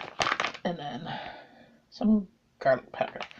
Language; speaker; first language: English; native; English